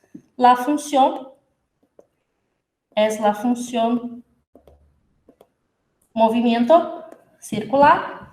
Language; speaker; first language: Spanish; non-native, fluent; Portuguese